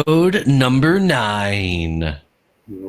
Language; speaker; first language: English; native; English